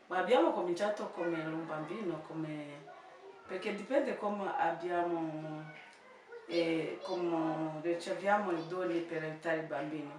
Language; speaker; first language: Italian; non-native, learner; French